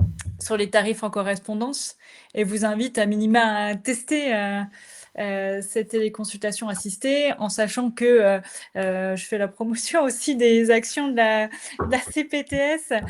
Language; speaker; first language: French; native; French